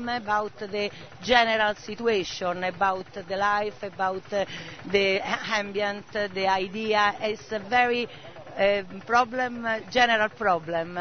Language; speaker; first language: English; non-native, learner; Italian